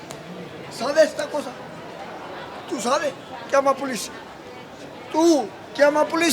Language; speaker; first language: Spanish; non-native, learner; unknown